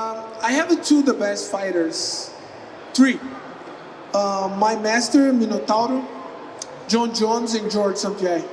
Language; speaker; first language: English; non-native, learner; Portuguese